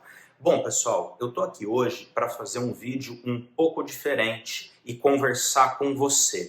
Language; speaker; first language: Portuguese; native; Portuguese